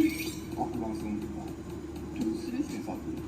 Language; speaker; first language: Indonesian; non-native, learner; Japanese